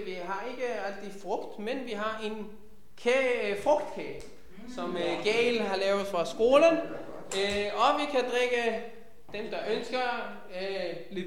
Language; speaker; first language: Danish; non-native, fluent; Hebrew